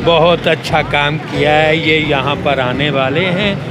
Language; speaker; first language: Hindi; non-native, local second language; Punjabi